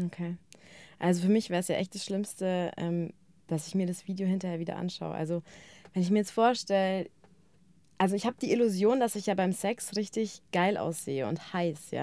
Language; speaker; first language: German; native; German